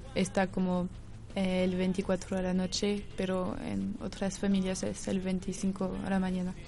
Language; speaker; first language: Spanish; non-native, fluent; French